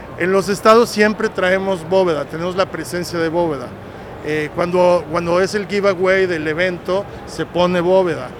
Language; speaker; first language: Spanish; native; Spanish